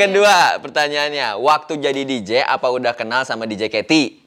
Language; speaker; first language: Indonesian; native; Indonesian